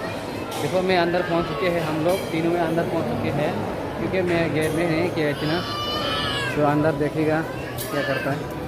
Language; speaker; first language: Hindi; non-native, local second language; Kok Borok